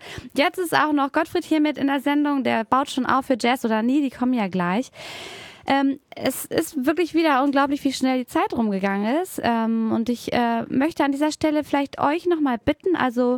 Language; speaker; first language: German; native; German